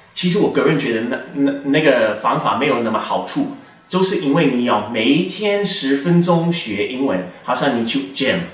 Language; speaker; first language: Chinese; non-native, fluent; English